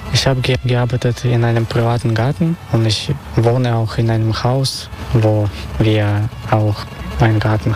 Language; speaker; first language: German; non-native, fluent; Russian